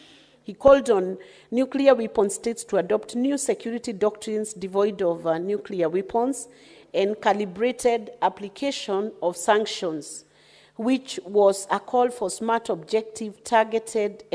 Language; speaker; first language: English; non-native, local second language; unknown